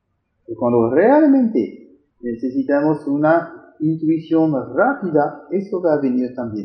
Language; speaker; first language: Spanish; non-native, fluent; French